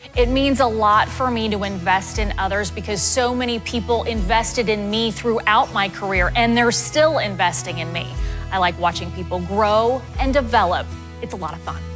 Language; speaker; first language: English; native; English